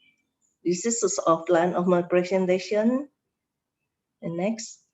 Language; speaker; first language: English; non-native, learner; Indonesian